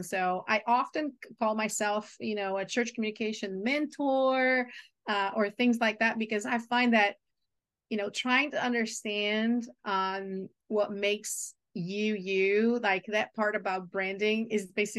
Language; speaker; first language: English; non-native, fluent; Portuguese